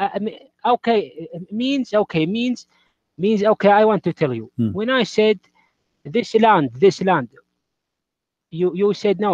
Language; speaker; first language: English; non-native, learner; Arabic